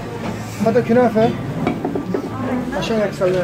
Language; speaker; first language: Arabic; early bilingual, heritage; Turkish